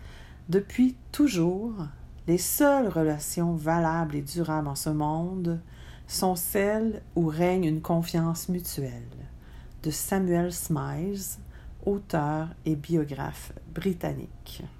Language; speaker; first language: French; native; French